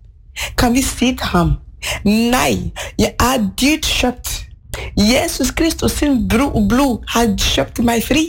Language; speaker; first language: Norwegian; non-native, fluent; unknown